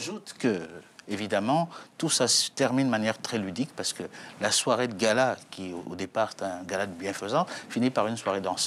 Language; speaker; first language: French; native; French